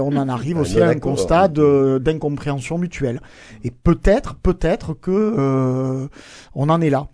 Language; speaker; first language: French; native; French